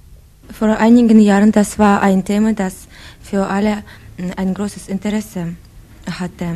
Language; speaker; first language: German; non-native, fluent; Russian